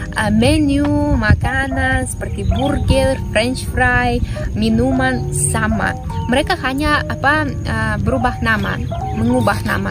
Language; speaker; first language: Indonesian; non-native, fluent; Russian